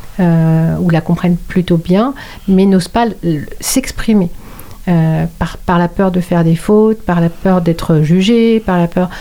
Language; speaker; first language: French; native; French